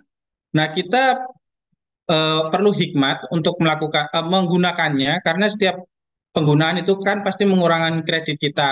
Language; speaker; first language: Indonesian; native; Indonesian